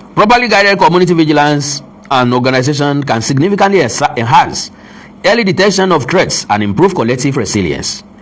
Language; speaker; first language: English; non-native, local second language; Yoruba